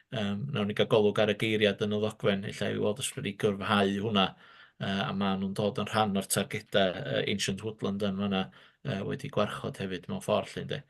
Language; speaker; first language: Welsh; native; Welsh